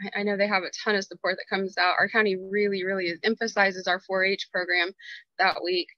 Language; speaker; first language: English; native; English